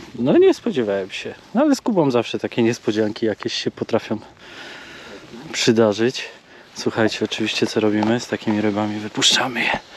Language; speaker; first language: Polish; native; Polish